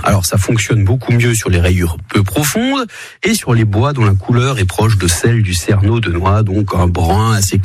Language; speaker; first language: French; native; French